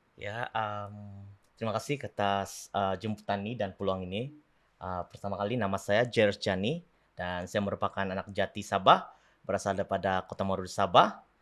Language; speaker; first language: Malay; non-native, local second language; Central Dusun